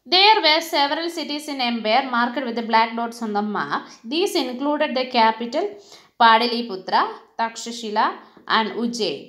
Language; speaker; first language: English; non-native, local second language; Malayalam